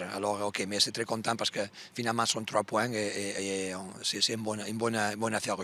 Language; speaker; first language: French; non-native, fluent; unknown